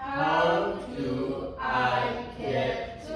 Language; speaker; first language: English; non-native, learner; Indonesian